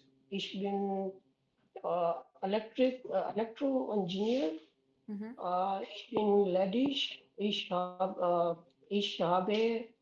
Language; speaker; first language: German; non-native, learner; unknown